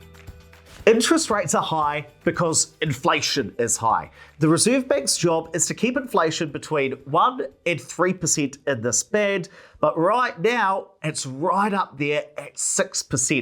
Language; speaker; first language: English; native; English